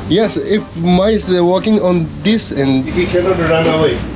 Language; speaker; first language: English; non-native, learner; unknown